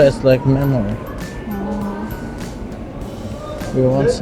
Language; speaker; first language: English; non-native, learner; Turkish